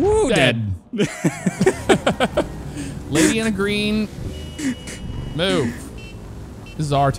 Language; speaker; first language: English; native; English